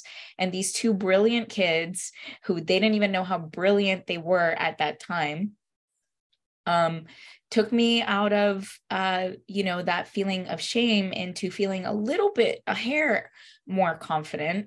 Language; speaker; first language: English; early bilingual, other home language; Spanish